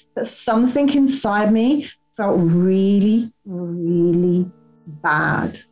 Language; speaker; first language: English; native; English